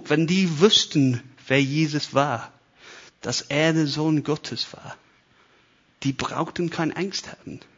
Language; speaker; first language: German; non-native, fluent; English